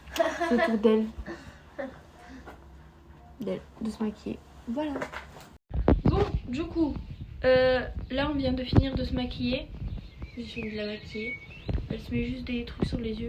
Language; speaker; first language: French; native; French